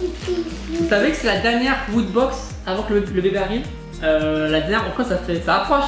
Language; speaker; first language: French; native; French